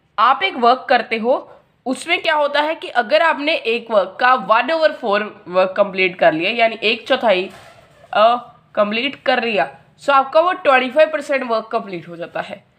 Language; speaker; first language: Hindi; non-native, local second language; Punjabi